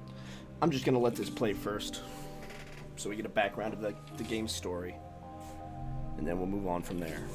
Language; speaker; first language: English; native; English